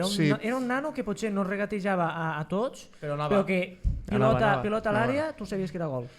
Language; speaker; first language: Catalan; native; Catalan